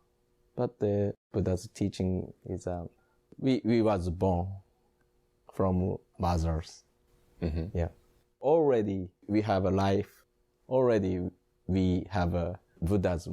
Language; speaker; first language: English; non-native, learner; Japanese